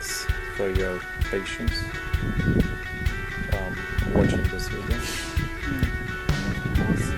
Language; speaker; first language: English; non-native, learner; Ukrainian